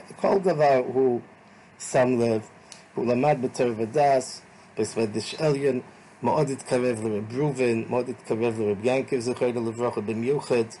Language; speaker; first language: Hebrew; non-native, fluent; English